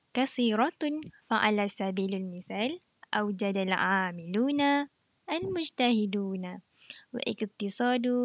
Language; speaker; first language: Arabic; non-native, learner; Malay